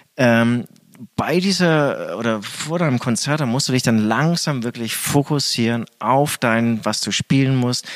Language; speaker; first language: German; native; German